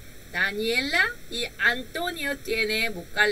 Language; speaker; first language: Spanish; non-native, learner; Korean